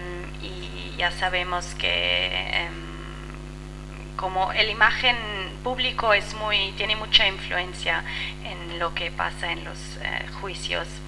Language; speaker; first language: Spanish; non-native, fluent; French